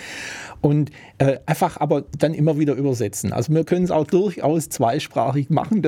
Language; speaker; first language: German; native; German